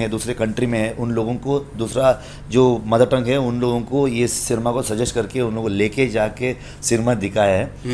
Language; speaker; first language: Hindi; non-native, local second language; Kannada